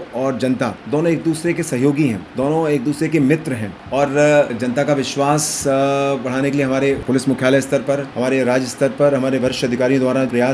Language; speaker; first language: Hindi; native; Hindi